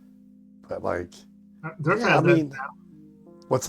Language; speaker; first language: English; native; English